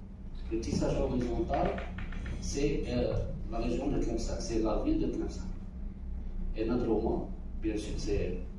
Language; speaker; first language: French; non-native, local second language; Arabic